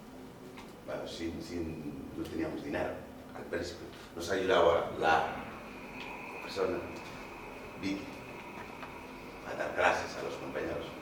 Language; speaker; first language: Spanish; non-native, fluent; Wolof